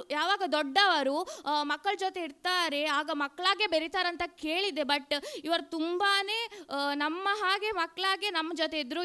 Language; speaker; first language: Kannada; non-native, local second language; Tulu